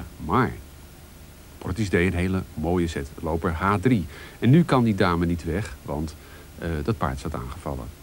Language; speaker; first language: Dutch; native; Dutch